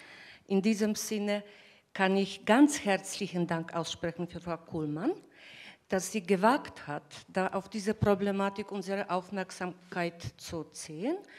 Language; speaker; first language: German; non-native, fluent; Polish